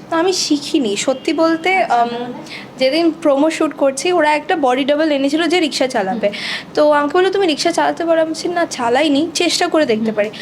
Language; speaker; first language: Bangla; native; Bangla